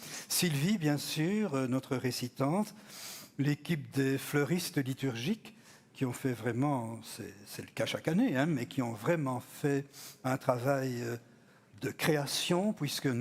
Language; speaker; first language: French; native; French